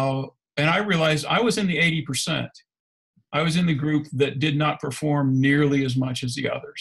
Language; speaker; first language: English; native; English